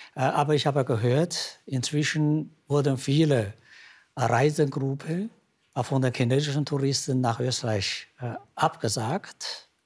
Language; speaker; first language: German; non-native, fluent; Chinese